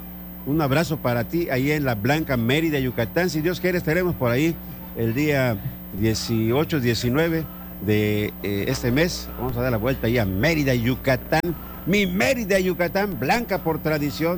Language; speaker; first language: Spanish; native; Spanish